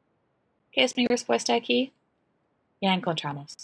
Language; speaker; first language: Spanish; non-native, learner; English